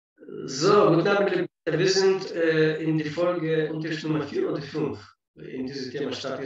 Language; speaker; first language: German; non-native, fluent; Russian